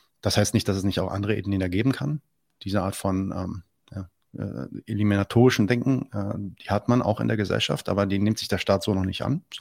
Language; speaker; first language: German; early bilingual, other home language; Arabic